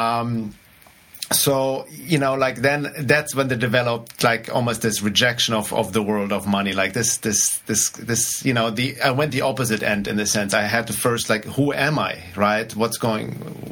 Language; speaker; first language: English; non-native, fluent; German